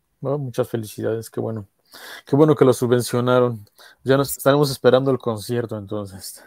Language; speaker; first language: Spanish; native; Spanish